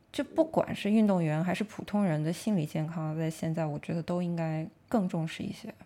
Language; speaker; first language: Chinese; native; Chinese